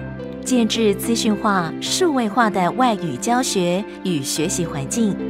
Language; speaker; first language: Chinese; native; Chinese